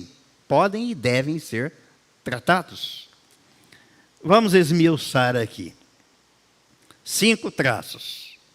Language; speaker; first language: Portuguese; native; Portuguese